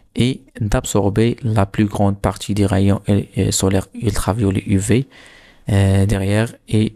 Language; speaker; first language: French; non-native, local second language; Arabic